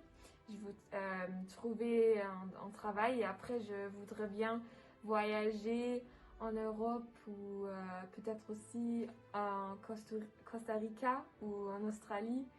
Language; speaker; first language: French; non-native, learner; German